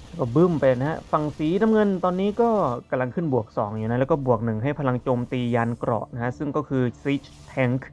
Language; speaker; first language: Thai; native; Thai